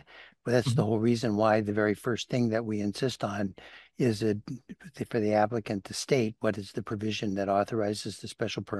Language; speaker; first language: English; native; English